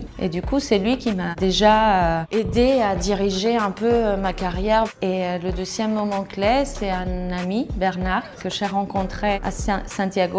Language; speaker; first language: French; non-native, fluent; Spanish